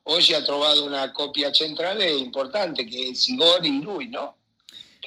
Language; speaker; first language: Italian; non-native, fluent; Spanish